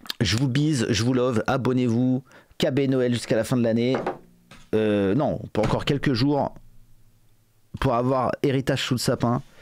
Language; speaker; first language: French; native; French